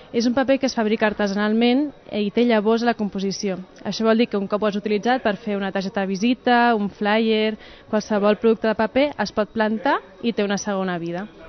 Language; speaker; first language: Catalan; native; Catalan